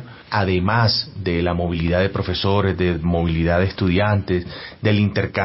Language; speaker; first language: Spanish; native; Spanish